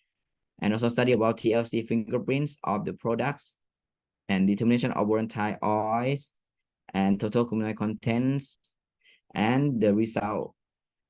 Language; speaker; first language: English; non-native, fluent; Thai